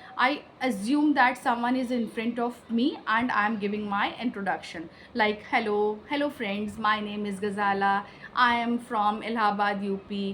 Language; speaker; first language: English; non-native, local second language; Hindi